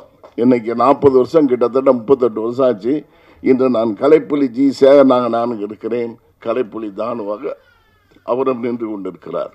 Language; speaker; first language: Tamil; native; Tamil